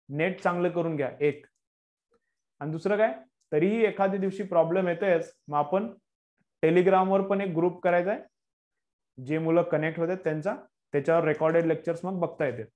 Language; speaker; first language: Marathi; native; Marathi